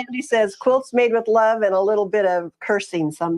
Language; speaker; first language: English; native; English